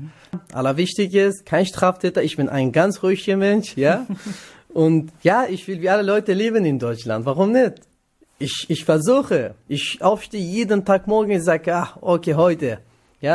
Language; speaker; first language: German; non-native, learner; Kurdish